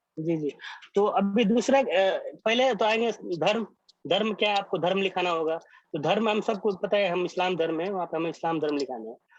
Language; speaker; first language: Hindi; non-native, local second language; Maithili